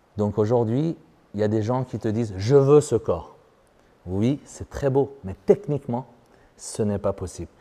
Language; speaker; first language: French; non-native, fluent; Persian